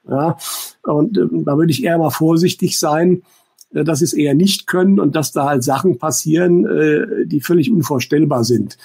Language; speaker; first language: German; native; German